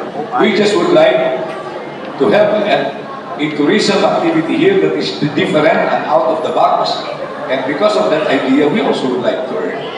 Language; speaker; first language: English; non-native, local second language; Bikol